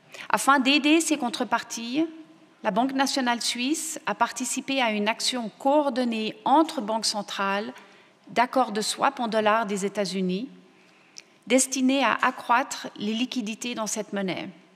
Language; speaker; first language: French; native; French